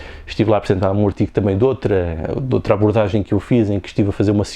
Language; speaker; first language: Portuguese; native; Portuguese